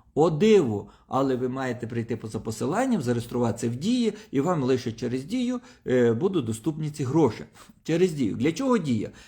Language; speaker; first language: Ukrainian; non-native, local second language; Russian